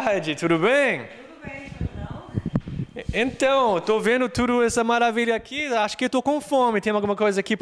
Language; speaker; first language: Portuguese; non-native, fluent; English